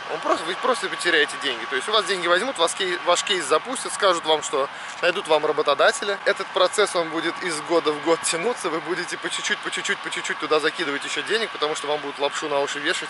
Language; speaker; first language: Russian; native; Russian